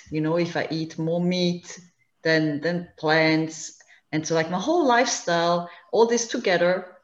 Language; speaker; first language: English; non-native, fluent; German